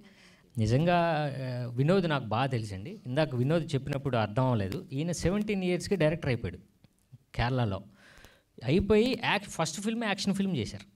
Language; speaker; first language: Telugu; native; Telugu